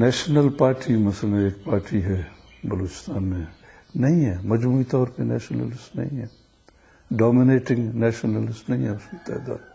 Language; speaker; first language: Urdu; non-native, local second language; Baluchi